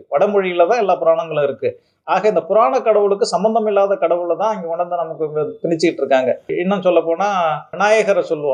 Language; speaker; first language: Tamil; native; Tamil